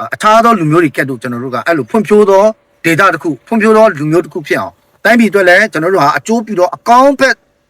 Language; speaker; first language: Burmese; non-native, local second language; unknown